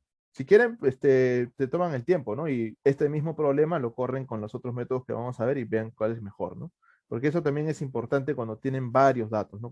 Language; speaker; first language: Spanish; native; Spanish